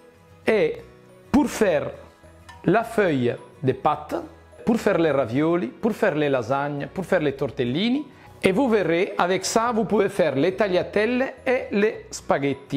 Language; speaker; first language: French; non-native, fluent; Italian